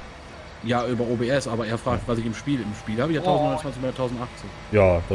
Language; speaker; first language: German; native; German